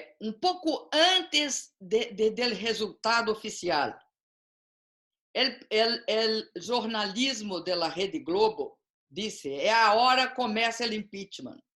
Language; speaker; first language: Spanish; non-native, learner; Portuguese